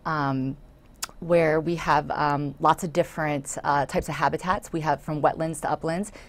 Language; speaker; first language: English; native; English